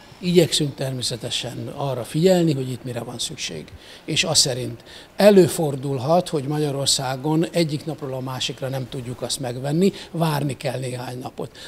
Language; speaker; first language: Hungarian; native; Hungarian